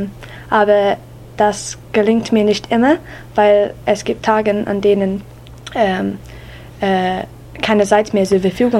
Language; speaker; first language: German; non-native, learner; English